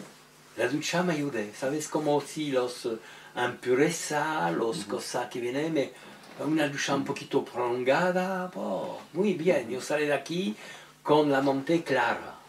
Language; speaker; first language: Spanish; non-native, learner; French